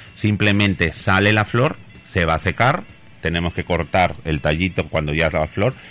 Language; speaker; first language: Spanish; native; Spanish